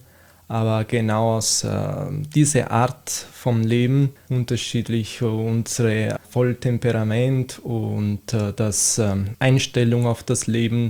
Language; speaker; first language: German; non-native, fluent; Italian